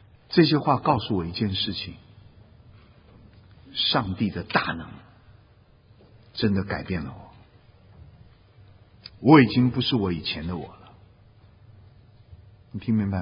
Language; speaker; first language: Chinese; native; Chinese